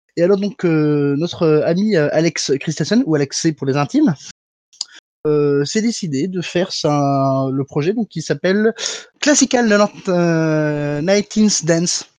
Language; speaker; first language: French; native; French